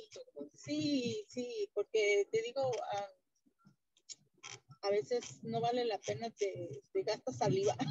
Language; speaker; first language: Spanish; native; Spanish